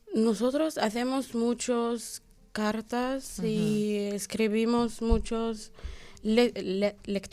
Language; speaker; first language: Spanish; non-native, learner; Arabic